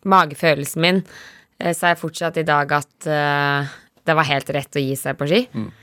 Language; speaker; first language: Norwegian; native; Norwegian